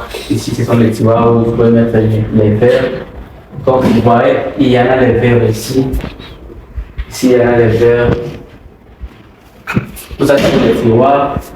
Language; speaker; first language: French; non-native, local second language; Rundi